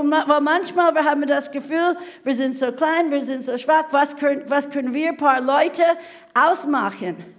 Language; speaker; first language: German; non-native, fluent; English